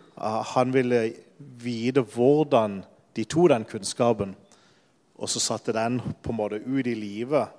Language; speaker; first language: Norwegian; native; Norwegian